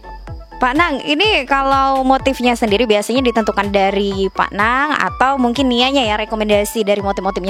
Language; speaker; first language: Indonesian; native; Indonesian